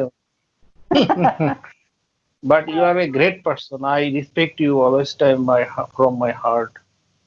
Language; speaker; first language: English; non-native, learner; Bangla